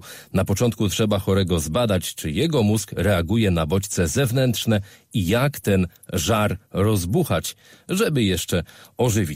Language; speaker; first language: Polish; native; Polish